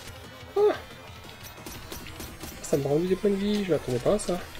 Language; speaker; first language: French; native; French